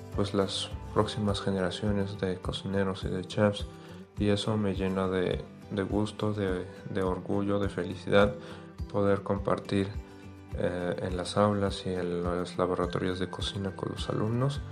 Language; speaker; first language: Spanish; non-native, fluent; Arabic